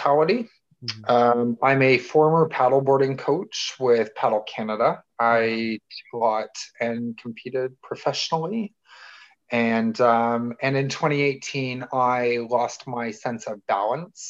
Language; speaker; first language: English; native; English